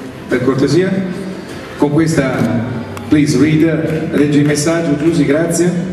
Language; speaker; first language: Italian; native; Italian